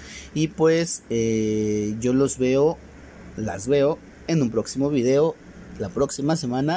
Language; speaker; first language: Spanish; native; Spanish